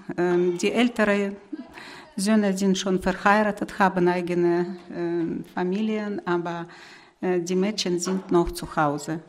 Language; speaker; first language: German; non-native, fluent; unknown